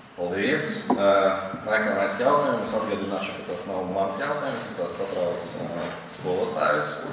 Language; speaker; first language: Latvian; non-native, local second language; Russian